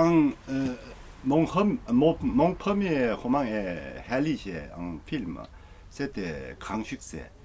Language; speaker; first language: French; non-native, learner; Korean